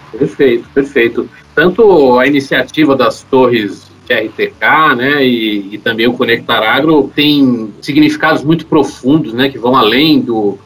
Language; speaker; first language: Portuguese; native; Portuguese